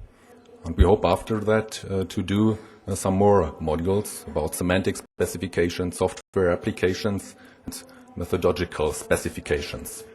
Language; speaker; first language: English; non-native, fluent; German